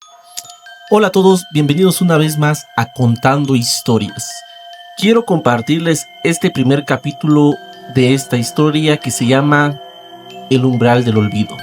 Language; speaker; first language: Spanish; native; Spanish